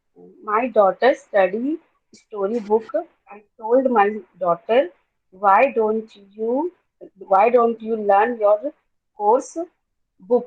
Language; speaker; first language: English; non-native, learner; Hindi